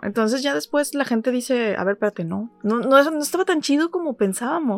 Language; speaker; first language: Spanish; native; Spanish